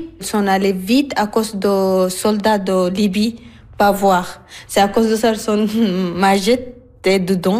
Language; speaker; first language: French; non-native, learner; Arabic